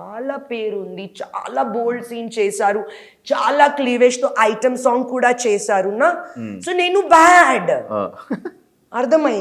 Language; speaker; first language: Telugu; non-native, local second language; Hindi